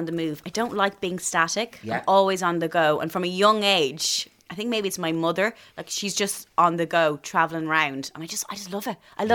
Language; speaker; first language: English; native; English